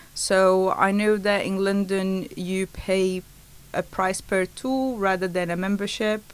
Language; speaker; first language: English; non-native, fluent; Portuguese